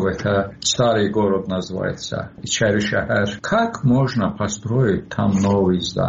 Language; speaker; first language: Russian; non-native, local second language; Azerbaijani